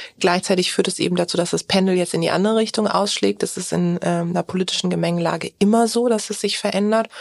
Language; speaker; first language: German; early bilingual, other home language; Turkish